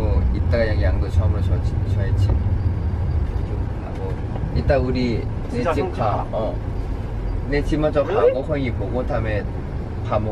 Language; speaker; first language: Korean; non-native, fluent; Thai